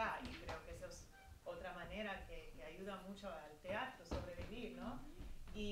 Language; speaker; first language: Spanish; early bilingual, heritage; Spanish